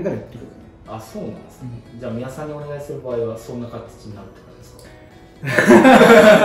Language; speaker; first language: Japanese; native; Japanese